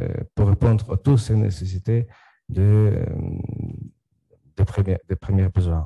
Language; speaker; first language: French; non-native, fluent; Ukrainian